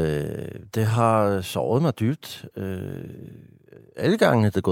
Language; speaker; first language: Danish; native; Danish